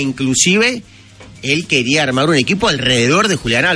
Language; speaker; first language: Spanish; native; Spanish